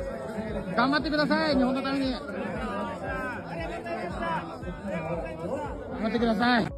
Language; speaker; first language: Japanese; native; Japanese